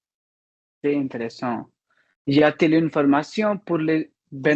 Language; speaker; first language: French; non-native, learner; Hindi